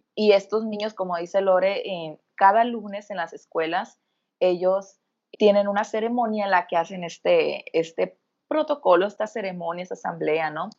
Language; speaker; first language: Spanish; native; Spanish